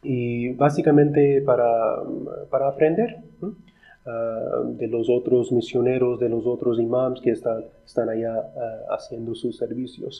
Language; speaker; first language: Spanish; non-native, fluent; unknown